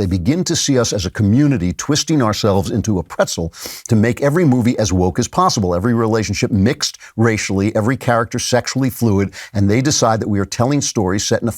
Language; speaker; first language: English; native; English